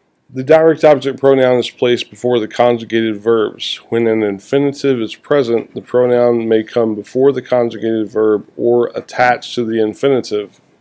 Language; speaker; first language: English; native; English